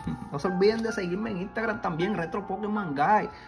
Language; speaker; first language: Spanish; native; Spanish